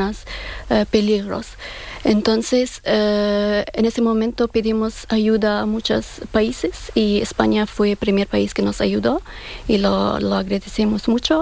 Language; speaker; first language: Spanish; non-native, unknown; Persian